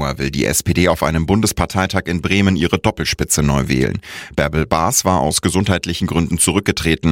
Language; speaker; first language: German; native; German